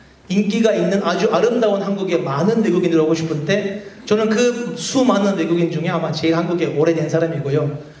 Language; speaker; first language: Korean; non-native, fluent; Turkish